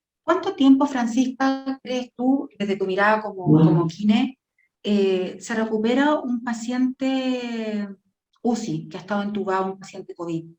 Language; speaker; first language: Spanish; native; Spanish